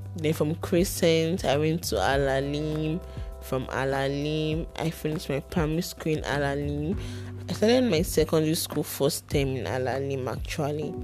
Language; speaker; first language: English; non-native, local second language; Yoruba